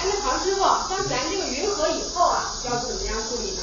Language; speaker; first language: Chinese; native; Chinese